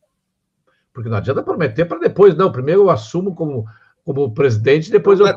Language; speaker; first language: Portuguese; native; Portuguese